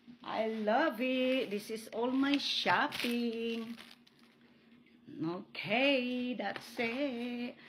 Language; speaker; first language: English; non-native, local second language; Filipino